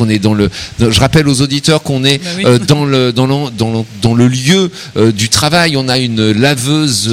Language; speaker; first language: French; native; French